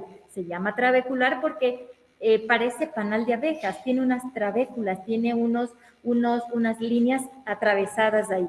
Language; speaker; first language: Spanish; native; Spanish